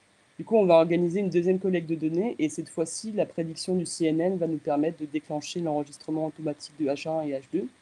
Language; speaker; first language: French; native; French